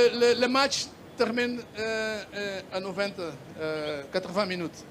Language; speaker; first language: French; non-native, learner; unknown